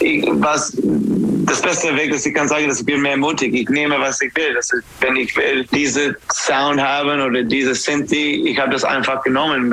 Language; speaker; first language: German; non-native, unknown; English